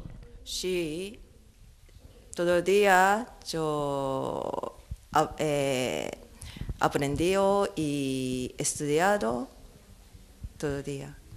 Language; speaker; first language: Spanish; non-native, learner; Japanese